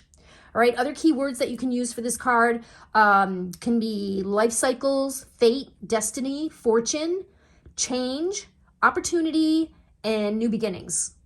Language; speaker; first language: English; native; English